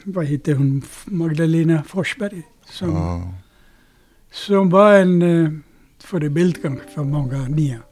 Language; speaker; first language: Swedish; non-native, fluent; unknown